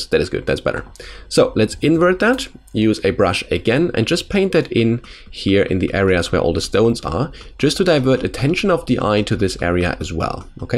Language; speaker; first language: English; non-native, fluent; German